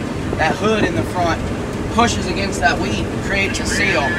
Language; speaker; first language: English; native; English